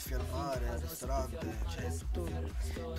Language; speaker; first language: Italian; native; Italian